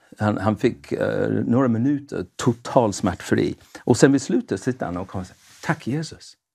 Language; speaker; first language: Swedish; non-native, fluent; English